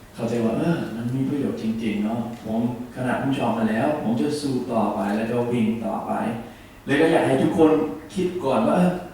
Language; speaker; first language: Thai; non-native, learner; English